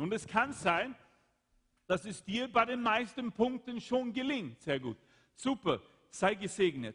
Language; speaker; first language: German; non-native, fluent; Swedish